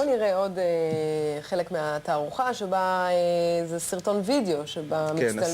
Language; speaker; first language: Hebrew; native; Hebrew